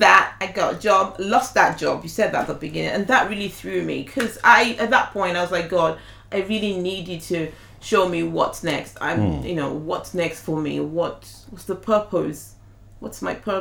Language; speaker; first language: English; non-native, local second language; Yoruba